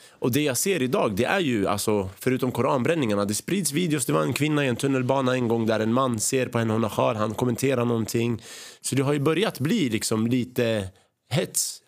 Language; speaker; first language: Swedish; early bilingual, other home language; Arabic